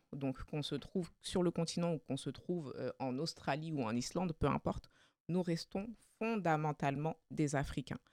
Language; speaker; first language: French; early bilingual, other home language; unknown